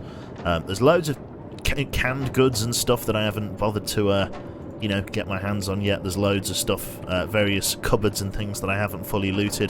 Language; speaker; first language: English; native; English